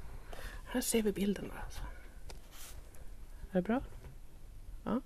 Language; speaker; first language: Swedish; native; Swedish